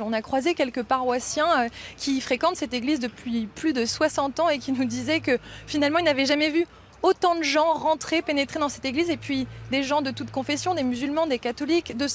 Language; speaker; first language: French; native; French